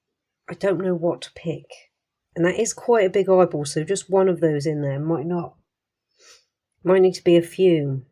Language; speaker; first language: English; native; English